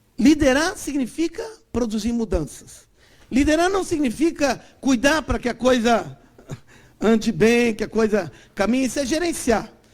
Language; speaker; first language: Portuguese; native; Portuguese